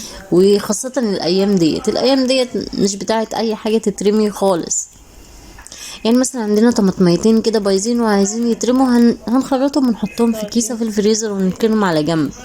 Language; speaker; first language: Arabic; native; Arabic